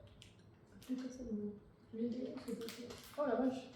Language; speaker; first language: French; native; French